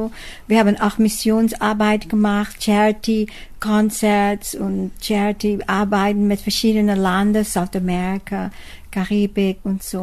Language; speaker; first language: German; non-native, learner; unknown